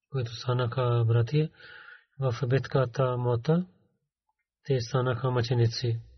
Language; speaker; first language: Bulgarian; non-native, learner; Urdu